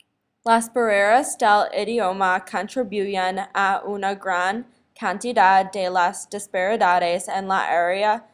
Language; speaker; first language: Spanish; non-native, learner; English